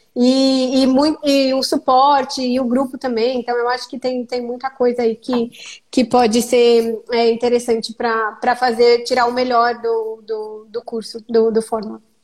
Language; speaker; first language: Portuguese; native; Portuguese